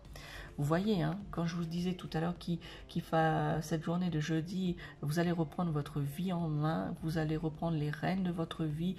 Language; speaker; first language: French; native; French